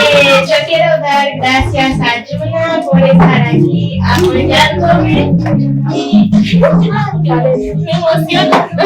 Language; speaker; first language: Spanish; non-native, learner; Haitian Creole